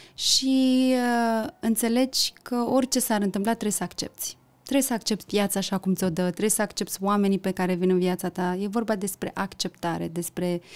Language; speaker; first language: Romanian; early bilingual, heritage; Romanian